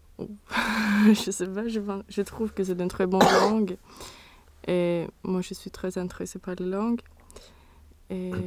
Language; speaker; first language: French; non-native, learner; Swedish